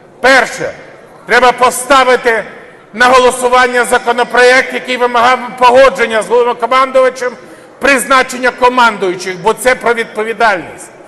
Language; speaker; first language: Ukrainian; native; Ukrainian